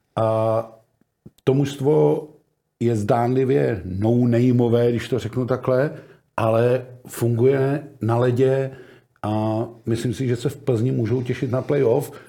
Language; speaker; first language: Czech; native; Czech